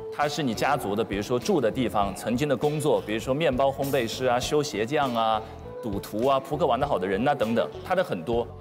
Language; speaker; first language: Chinese; non-native, fluent; Norwegian